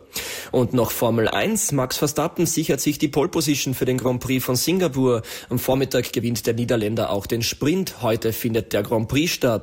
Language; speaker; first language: German; native; German